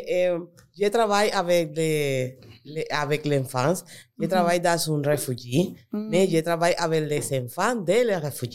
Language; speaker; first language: French; non-native, learner; Spanish